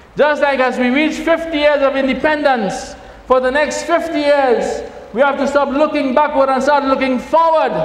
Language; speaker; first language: English; native; English